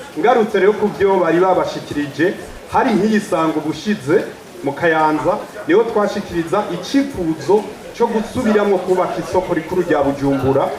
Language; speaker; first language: Rundi; early bilingual, heritage; Rundi